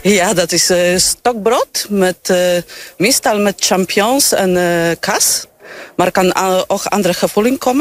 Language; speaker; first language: Dutch; non-native, learner; Polish